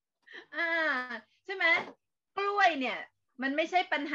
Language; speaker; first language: Thai; native; Thai